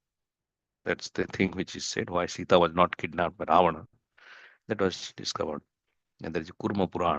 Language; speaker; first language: English; non-native, fluent; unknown